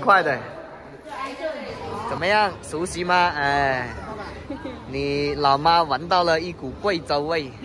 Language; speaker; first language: Chinese; native; Chinese